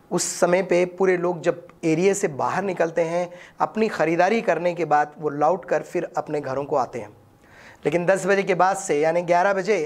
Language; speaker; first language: Hindi; non-native, local second language; Urdu